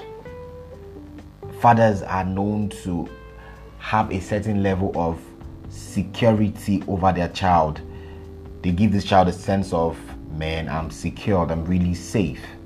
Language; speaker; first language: English; non-native, local second language; Yoruba